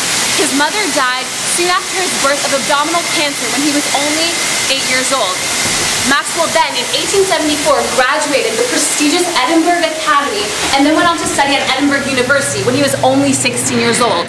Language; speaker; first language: English; native; English